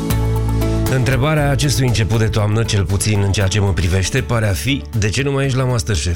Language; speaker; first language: Romanian; native; Romanian